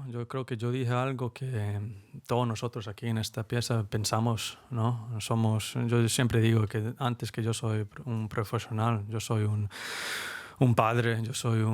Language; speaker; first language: Spanish; early bilingual, heritage; Spanish